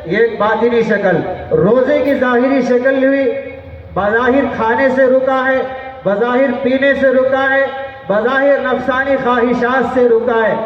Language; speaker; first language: Urdu; native; Urdu